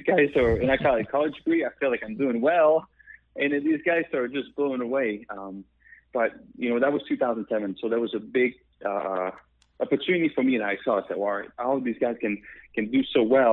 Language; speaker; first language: English; non-native, fluent; French